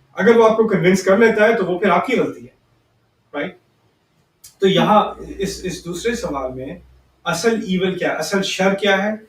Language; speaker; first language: Urdu; early bilingual, heritage; Urdu